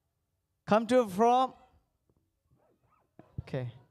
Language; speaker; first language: English; non-native, learner; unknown